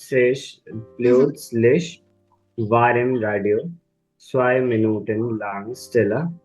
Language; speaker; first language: German; non-native, learner; Hindi